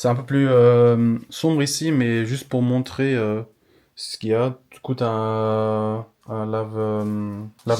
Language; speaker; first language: French; non-native, fluent; English